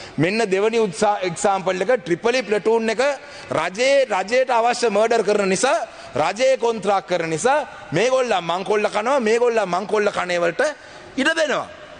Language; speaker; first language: Sinhala; non-native, local second language; Tamil